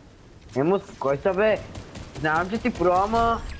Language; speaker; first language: Bulgarian; native; Bulgarian